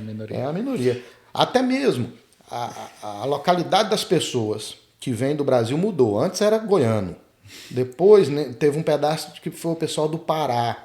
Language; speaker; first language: Portuguese; native; Portuguese